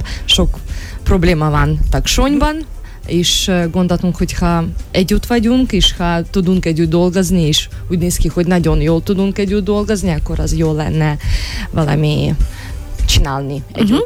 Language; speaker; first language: Hungarian; non-native, learner; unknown